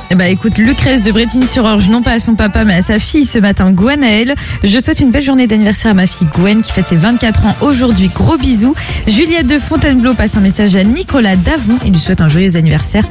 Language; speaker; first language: French; native; French